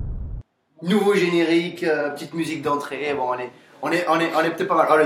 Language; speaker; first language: French; native; French